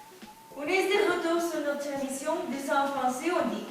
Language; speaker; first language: French; non-native, learner; Spanish